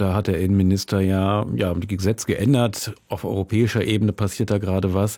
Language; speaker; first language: German; native; German